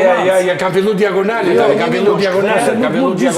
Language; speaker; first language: Albanian; native; Albanian